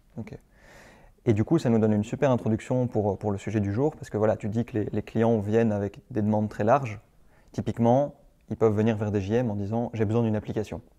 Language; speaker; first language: French; native; French